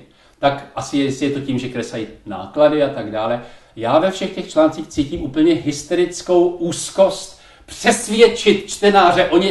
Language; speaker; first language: Czech; native; Czech